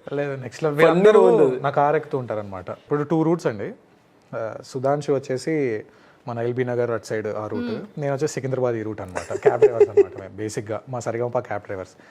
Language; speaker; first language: Telugu; native; Telugu